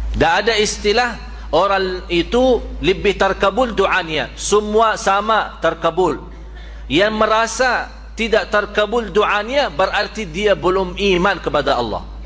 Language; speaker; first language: Malay; non-native, fluent; Arabic